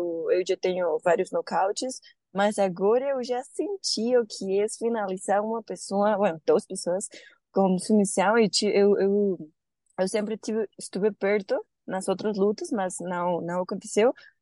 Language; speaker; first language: Portuguese; non-native, learner; Spanish